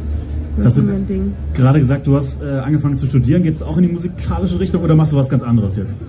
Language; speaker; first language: German; native; German